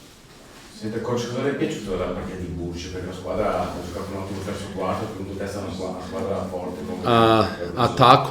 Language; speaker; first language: Italian; native; Italian